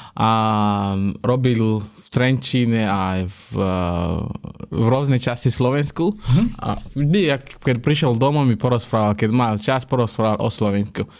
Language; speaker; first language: Slovak; non-native, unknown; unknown